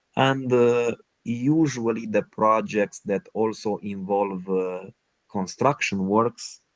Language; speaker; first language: English; non-native, fluent; Romanian